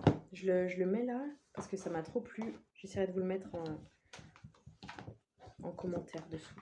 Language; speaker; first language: French; native; French